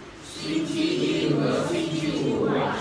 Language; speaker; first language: Chinese; non-native, learner; Vietnamese